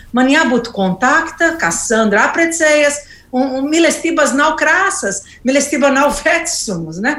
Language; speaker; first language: Latvian; non-native, learner; Portuguese